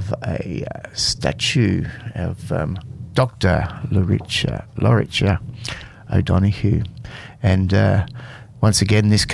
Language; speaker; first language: English; native; English